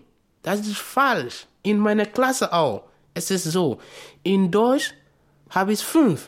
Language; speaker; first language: German; non-native, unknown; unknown